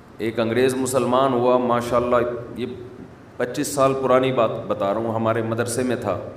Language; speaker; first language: Urdu; native; Urdu